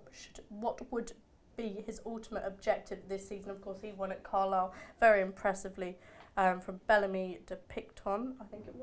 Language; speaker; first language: English; native; English